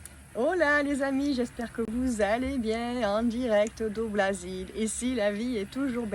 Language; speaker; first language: French; native; French